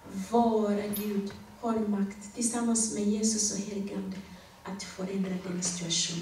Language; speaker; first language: Swedish; non-native, learner; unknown